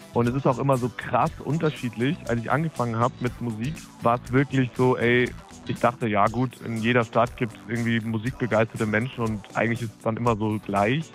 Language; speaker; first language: German; native; German